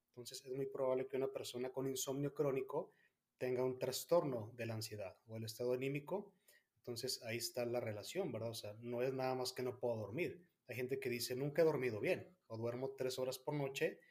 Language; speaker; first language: Spanish; native; Spanish